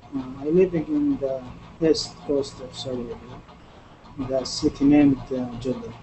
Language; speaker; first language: English; non-native, learner; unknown